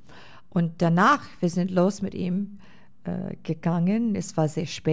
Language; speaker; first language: German; non-native, fluent; English